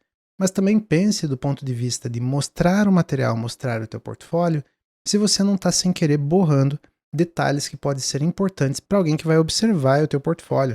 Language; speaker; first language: Portuguese; native; Portuguese